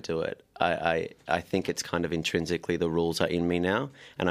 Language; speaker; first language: English; native; English